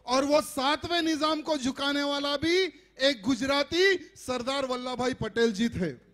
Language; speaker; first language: Hindi; native; Hindi